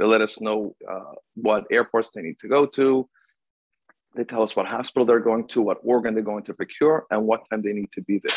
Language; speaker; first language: English; native; English